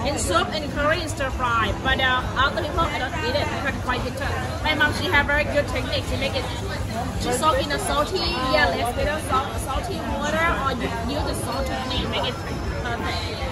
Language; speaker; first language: English; non-native, fluent; Thai